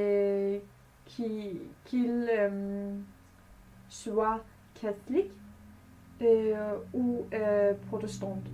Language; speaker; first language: French; non-native, learner; Danish